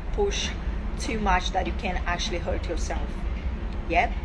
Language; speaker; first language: English; non-native, fluent; Portuguese